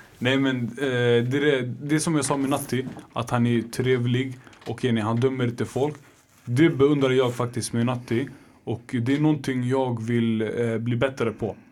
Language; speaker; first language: Swedish; early bilingual, other home language; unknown